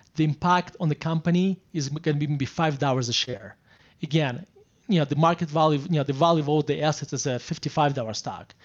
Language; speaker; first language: English; non-native, fluent; Russian